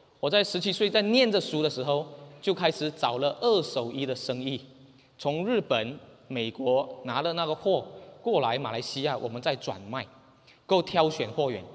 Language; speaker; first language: Chinese; native; Chinese